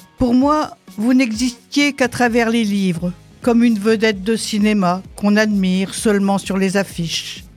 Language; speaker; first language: French; non-native, fluent; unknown